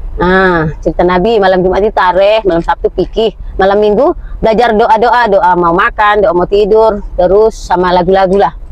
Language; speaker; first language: Indonesian; native; Indonesian